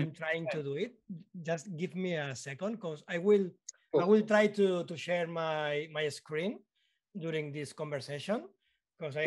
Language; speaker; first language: English; non-native, learner; Spanish